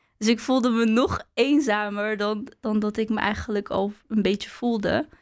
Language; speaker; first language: Dutch; early bilingual, other home language; Arabic